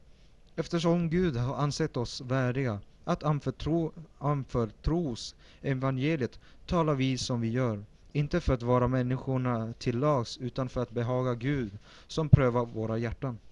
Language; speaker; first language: Swedish; early bilingual, other home language; Spanish